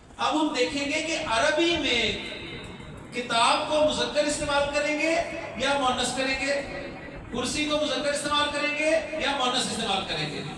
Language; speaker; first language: Urdu; non-native, local second language; Punjabi